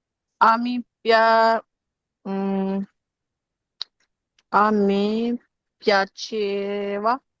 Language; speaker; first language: Italian; non-native, learner; Urdu